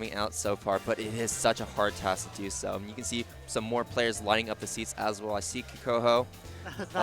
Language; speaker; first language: English; native; English